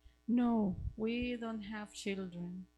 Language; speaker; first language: English; non-native, learner; Spanish